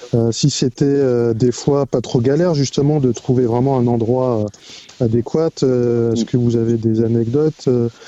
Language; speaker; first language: French; native; French